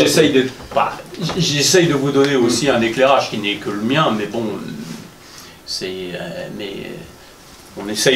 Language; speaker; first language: French; native; French